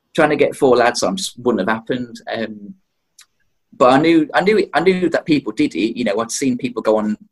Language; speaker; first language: English; native; English